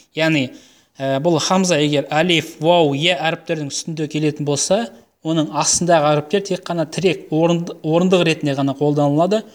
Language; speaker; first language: Kazakh; native; Kazakh